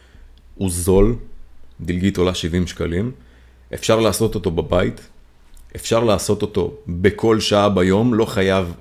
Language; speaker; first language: Hebrew; native; Hebrew